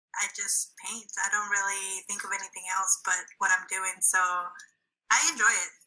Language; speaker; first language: English; early bilingual, other home language; Spanish